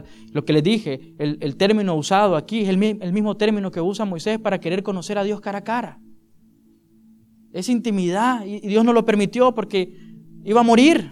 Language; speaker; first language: Spanish; native; Spanish